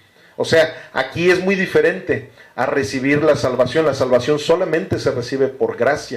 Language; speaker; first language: Spanish; native; Spanish